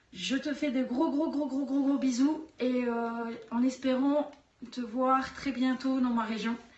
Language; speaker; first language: French; native; French